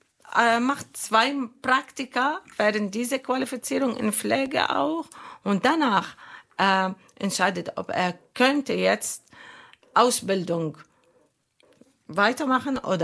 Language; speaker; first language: German; non-native, fluent; Arabic